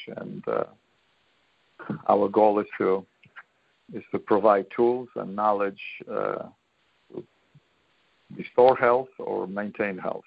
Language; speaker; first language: English; non-native, fluent; Polish